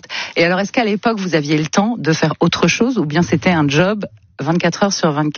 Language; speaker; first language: French; native; French